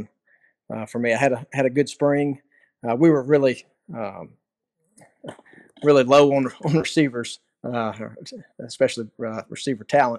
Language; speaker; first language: English; native; English